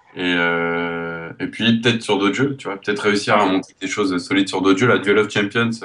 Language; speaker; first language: French; native; French